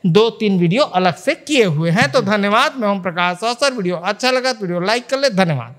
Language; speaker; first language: Hindi; native; Hindi